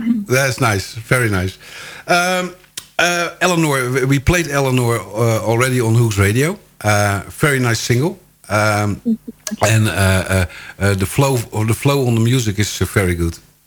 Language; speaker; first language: English; non-native, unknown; Dutch